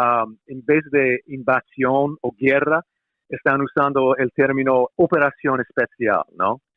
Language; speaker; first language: Spanish; non-native, fluent; English